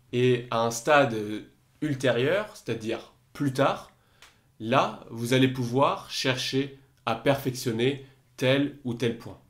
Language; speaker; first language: French; native; French